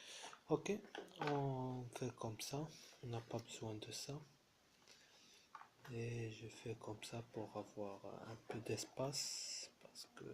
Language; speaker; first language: French; non-native, fluent; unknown